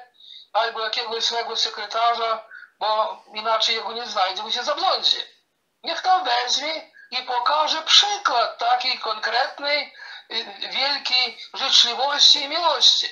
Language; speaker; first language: Polish; early bilingual, heritage; Polish